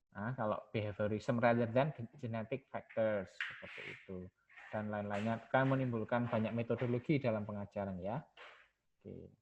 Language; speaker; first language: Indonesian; non-native, local second language; Javanese